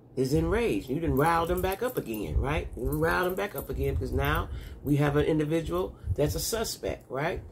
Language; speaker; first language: English; native; English